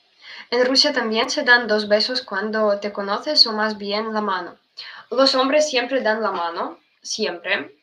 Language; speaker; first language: Spanish; non-native, fluent; Russian